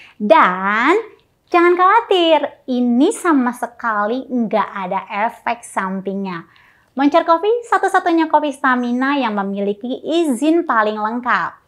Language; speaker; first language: Indonesian; native; Indonesian